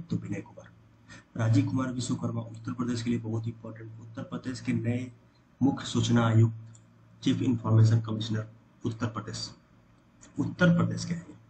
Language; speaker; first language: Hindi; native; Hindi